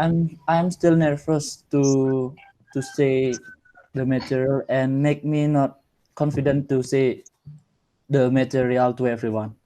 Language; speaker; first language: English; non-native, learner; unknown